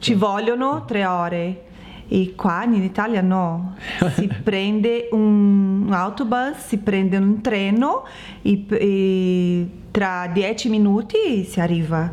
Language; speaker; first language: Italian; non-native, learner; Portuguese